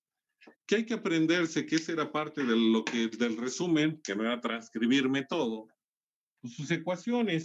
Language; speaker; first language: Spanish; native; Spanish